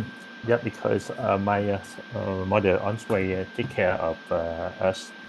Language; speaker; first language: English; non-native, learner; Vietnamese